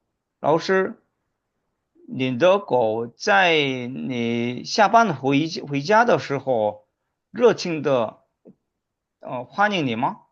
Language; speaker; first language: Chinese; non-native, fluent; Korean